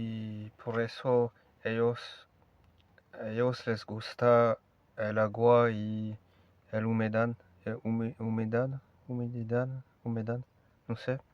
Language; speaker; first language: Spanish; non-native, learner; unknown